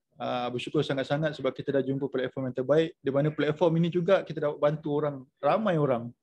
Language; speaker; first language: Malay; native; Malay